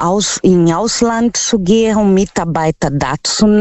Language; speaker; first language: German; non-native, fluent; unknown